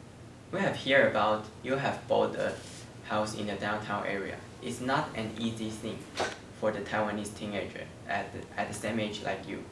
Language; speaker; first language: English; non-native, learner; Chinese